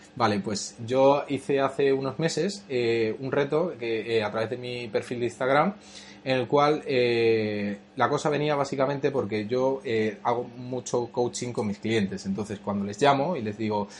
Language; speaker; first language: Spanish; native; Spanish